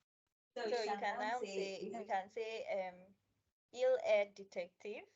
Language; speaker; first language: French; non-native, learner; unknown